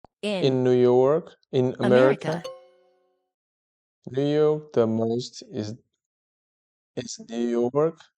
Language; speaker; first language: English; non-native, learner; Korean